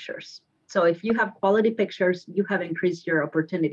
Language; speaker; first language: English; non-native, fluent; Spanish